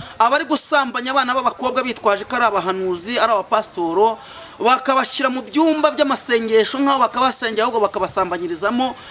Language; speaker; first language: Kinyarwanda; native; Kinyarwanda